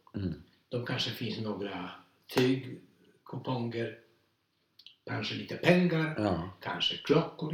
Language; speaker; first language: Swedish; non-native, fluent; Polish